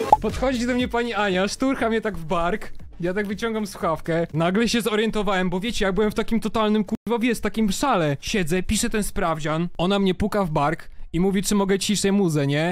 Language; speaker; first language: Polish; native; Polish